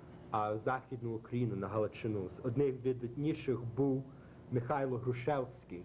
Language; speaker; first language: Ukrainian; early bilingual, heritage; Ukrainian